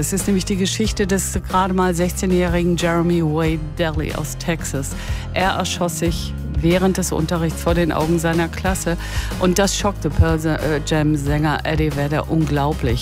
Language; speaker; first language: German; native; German